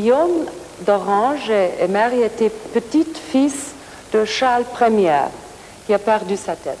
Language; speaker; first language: French; non-native, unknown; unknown